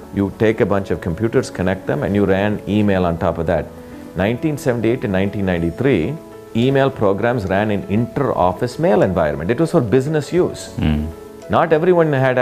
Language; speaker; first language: English; early bilingual, other home language; Tamil